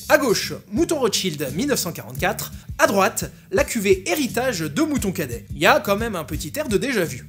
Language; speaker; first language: French; native; French